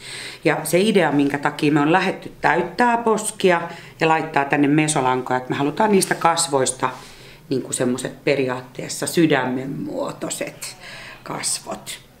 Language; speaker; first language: Finnish; native; Finnish